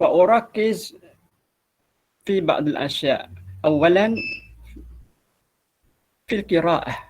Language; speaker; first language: Arabic; non-native, fluent; Malay